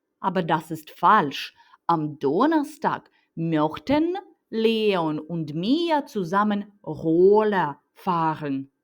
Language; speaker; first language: German; non-native, fluent; Ukrainian